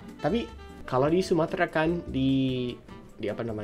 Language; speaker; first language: Indonesian; non-native, fluent; English